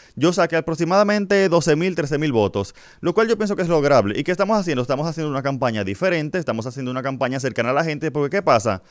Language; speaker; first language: Spanish; native; Spanish